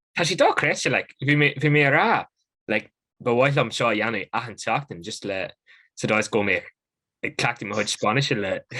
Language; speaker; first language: Irish; native; Irish